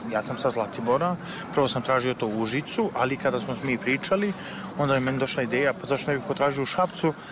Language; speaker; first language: Serbian; native; Serbian